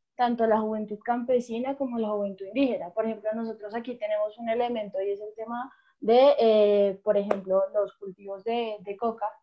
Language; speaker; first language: Spanish; native; Spanish